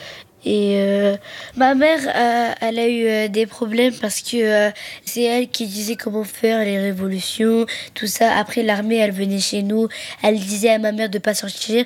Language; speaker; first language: French; early bilingual, other home language; Arabic